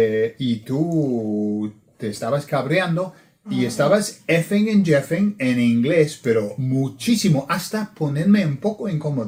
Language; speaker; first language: Spanish; non-native, fluent; English